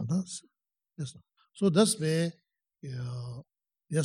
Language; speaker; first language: Russian; non-native, learner; Tibetan